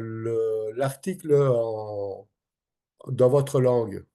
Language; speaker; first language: French; non-native, local second language; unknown